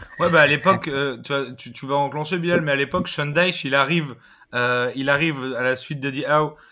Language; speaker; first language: French; native; French